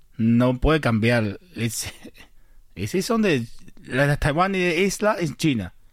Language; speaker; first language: Spanish; non-native, learner; Chinese